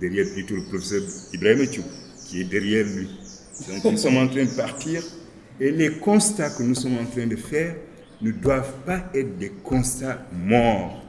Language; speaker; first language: French; non-native, local second language; Wolof